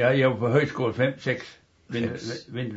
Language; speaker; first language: Danish; native; Danish